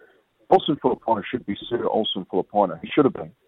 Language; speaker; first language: English; native; English